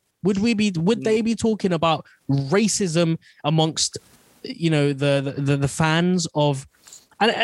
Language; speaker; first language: English; non-native, local second language; Bangla